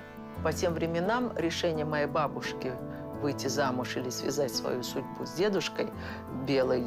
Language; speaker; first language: Russian; native; Russian